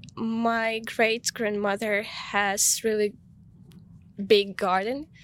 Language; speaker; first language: English; non-native, fluent; Ukrainian